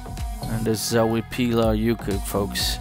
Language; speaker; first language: English; native; English